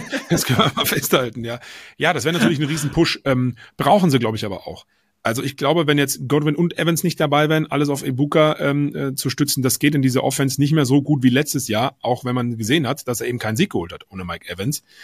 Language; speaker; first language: German; native; German